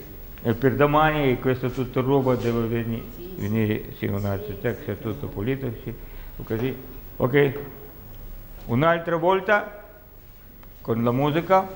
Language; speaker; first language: Italian; non-native, learner; Russian